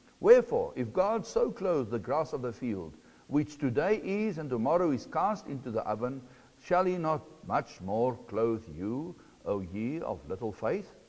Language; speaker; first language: English; non-native, local second language; Afrikaans